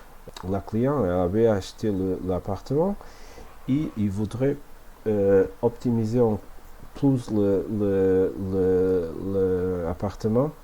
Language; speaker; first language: French; non-native, fluent; Portuguese